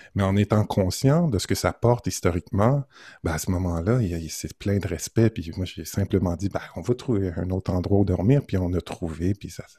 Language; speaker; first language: French; native; French